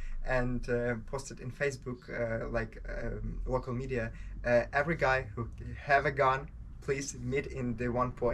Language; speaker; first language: English; non-native, learner; Ukrainian